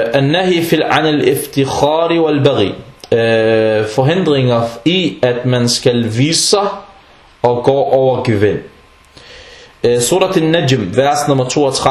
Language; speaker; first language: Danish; non-native, fluent; Arabic